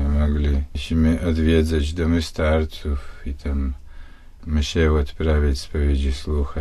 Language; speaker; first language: Polish; non-native, fluent; Russian